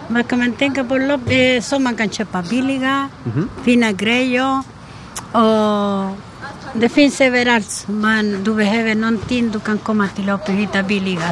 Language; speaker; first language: Swedish; non-native, learner; Spanish